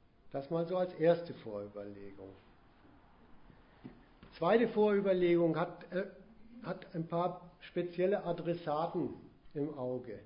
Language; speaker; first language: German; native; German